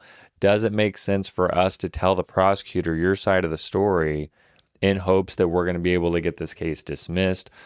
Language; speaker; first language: English; native; English